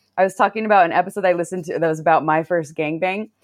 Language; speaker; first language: English; native; English